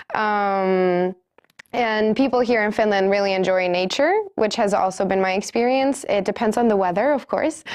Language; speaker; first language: English; non-native, fluent; Spanish